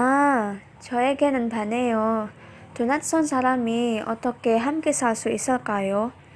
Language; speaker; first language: Korean; non-native, learner; Indonesian